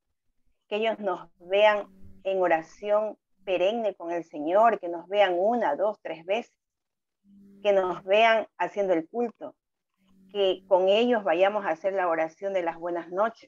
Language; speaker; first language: Spanish; native; Spanish